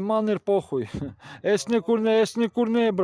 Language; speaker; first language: Latvian; non-native, local second language; Russian